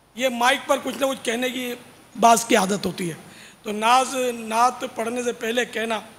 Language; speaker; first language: Urdu; native; Urdu